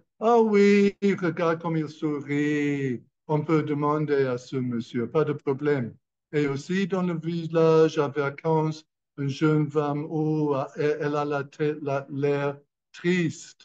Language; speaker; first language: French; non-native, fluent; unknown